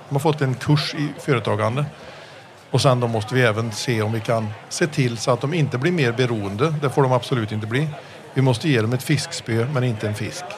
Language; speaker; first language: Swedish; early bilingual, heritage; Swedish